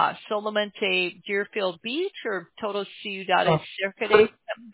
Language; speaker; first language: Spanish; non-native, learner; English